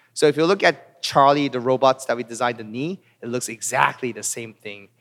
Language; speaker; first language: English; early bilingual, other home language; Korean